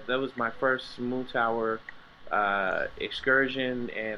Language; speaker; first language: English; native; English